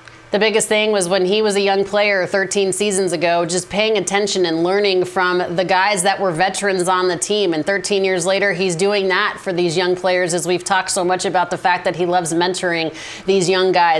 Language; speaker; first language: English; native; English